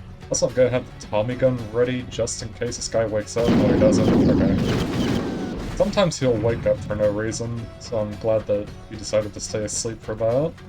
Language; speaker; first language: English; native; English